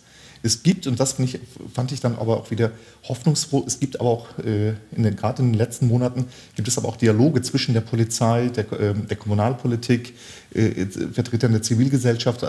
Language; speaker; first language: German; early bilingual, other home language; Turkish